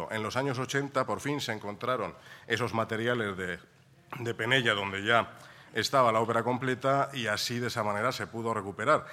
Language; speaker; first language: Spanish; native; Spanish